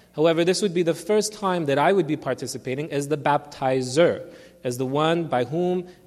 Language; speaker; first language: English; early bilingual, other home language; Armenian